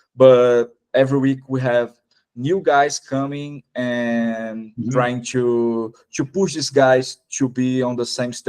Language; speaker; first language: English; non-native, fluent; Portuguese